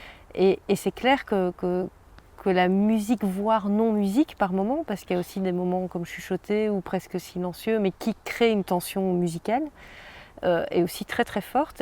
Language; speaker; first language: French; native; French